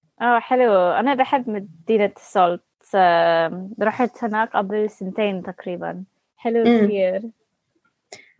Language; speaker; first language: Arabic; non-native, learner; English